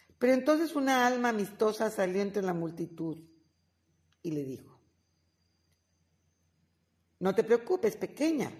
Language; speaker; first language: Spanish; native; Spanish